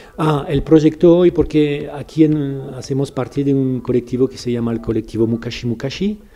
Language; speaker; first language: Spanish; non-native, fluent; French